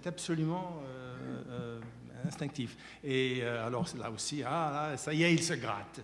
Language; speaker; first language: French; native; French